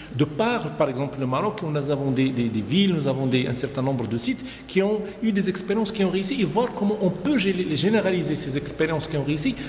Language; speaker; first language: French; non-native, local second language; Arabic